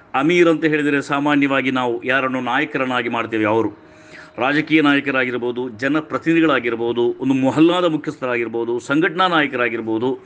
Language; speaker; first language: Kannada; non-native, local second language; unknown